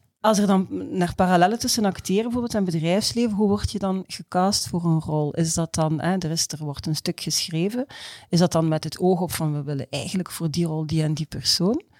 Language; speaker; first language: Dutch; native; Dutch